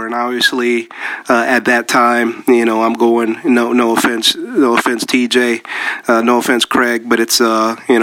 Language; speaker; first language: English; early bilingual, other home language; Spanish